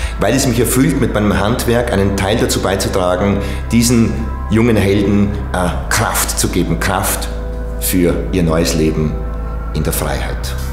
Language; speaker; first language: German; native; German